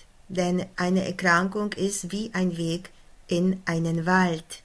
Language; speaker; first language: German; non-native, fluent; Polish